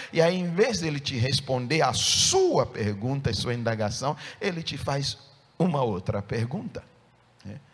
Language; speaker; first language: Portuguese; non-native, fluent; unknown